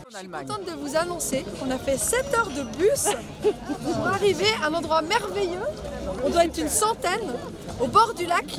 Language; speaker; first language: French; native; French